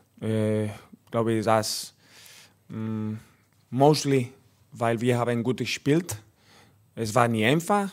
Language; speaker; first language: German; non-native, learner; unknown